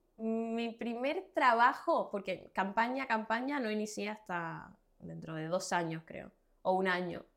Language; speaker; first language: Spanish; native; Spanish